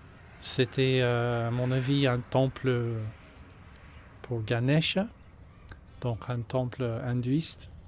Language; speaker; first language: French; non-native, fluent; English